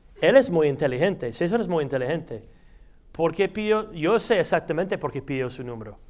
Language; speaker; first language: Spanish; non-native, fluent; English